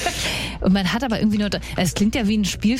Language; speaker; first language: German; native; German